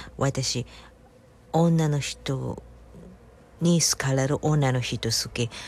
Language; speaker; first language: Japanese; non-native, learner; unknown